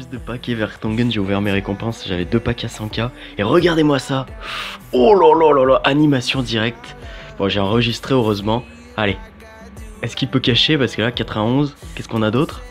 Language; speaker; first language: French; native; French